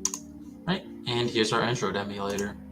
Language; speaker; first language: English; native; English